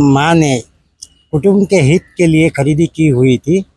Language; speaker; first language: Hindi; non-native, local second language; Marathi